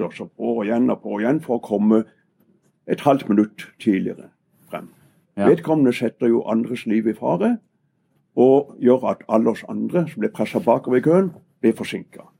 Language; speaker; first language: Norwegian; native; Norwegian